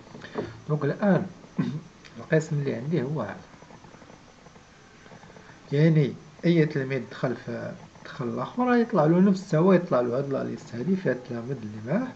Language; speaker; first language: Arabic; native; Arabic